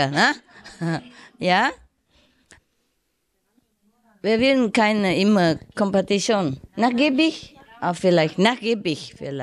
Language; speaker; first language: German; non-native, learner; Vietnamese